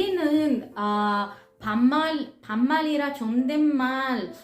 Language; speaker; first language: Korean; non-native, learner; Italian